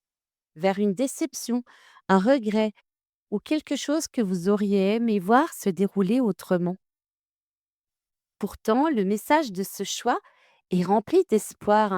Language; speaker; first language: French; native; French